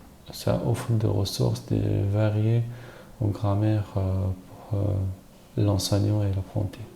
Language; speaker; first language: French; non-native, learner; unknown